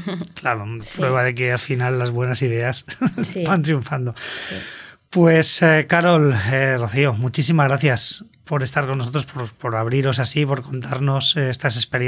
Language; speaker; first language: Spanish; native; Spanish